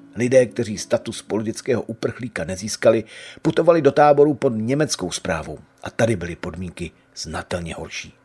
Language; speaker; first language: Czech; native; Czech